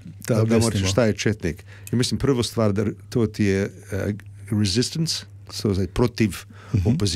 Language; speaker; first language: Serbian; early bilingual, heritage; Serbian